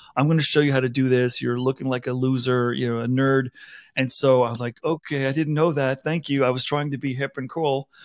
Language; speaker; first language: English; native; English